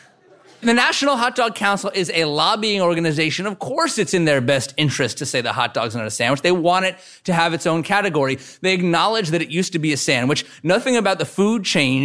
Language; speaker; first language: English; native; English